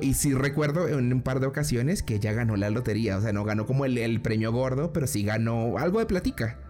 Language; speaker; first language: Spanish; native; Spanish